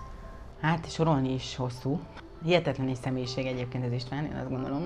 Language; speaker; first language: Hungarian; native; Hungarian